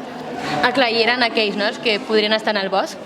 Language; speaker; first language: Catalan; native; Catalan